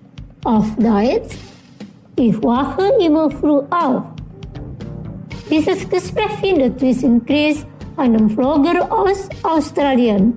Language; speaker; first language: German; non-native, fluent; Indonesian